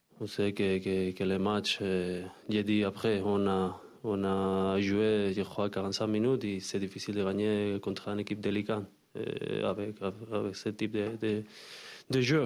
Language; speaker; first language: French; non-native, learner; Spanish